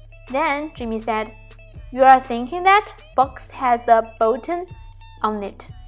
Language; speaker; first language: English; non-native, fluent; Chinese